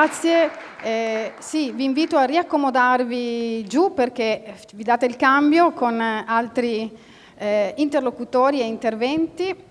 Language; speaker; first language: Italian; native; Italian